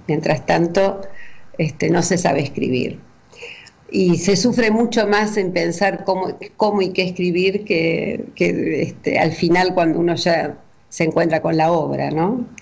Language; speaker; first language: Spanish; native; Spanish